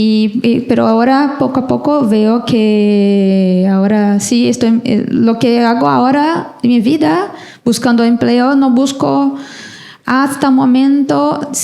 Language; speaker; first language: Spanish; non-native, learner; Portuguese